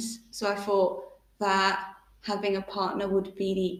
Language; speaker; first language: English; native; English